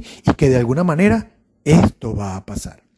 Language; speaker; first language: Spanish; native; Spanish